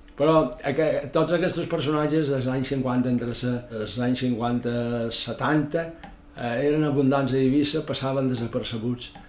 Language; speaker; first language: Catalan; native; Catalan